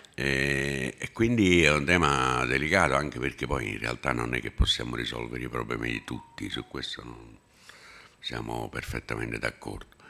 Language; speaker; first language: Italian; native; Italian